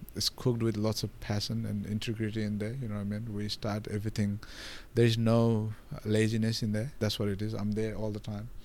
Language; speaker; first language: English; non-native, local second language; Nepali